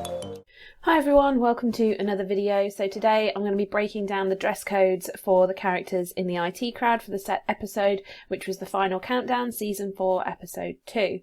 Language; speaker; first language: English; native; English